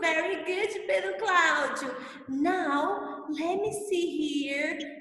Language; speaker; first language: English; non-native, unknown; Portuguese